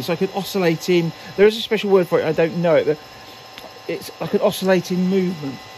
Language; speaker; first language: English; native; English